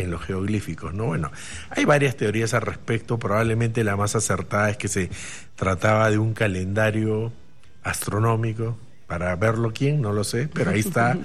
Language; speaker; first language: Spanish; native; Spanish